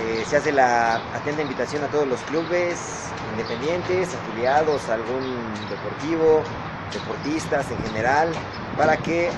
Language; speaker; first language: Spanish; native; Spanish